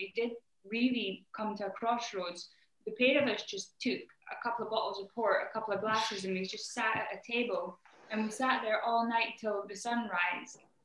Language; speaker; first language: English; native; English